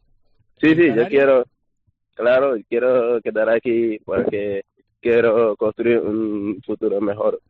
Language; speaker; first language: Spanish; non-native, learner; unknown